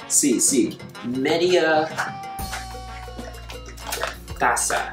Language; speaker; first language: Spanish; non-native, learner; English